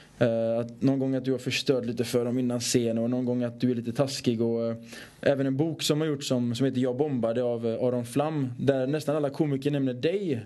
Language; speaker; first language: Swedish; early bilingual, other home language; Persian